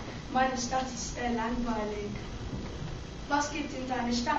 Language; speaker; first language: German; non-native, learner; English